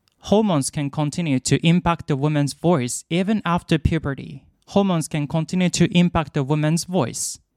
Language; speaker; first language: English; non-native, fluent; Japanese